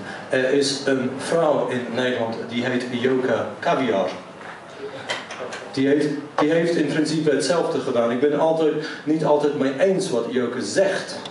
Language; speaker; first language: Dutch; non-native, fluent; English